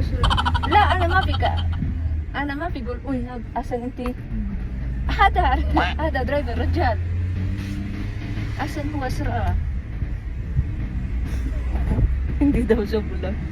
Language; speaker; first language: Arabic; non-native, learner; Filipino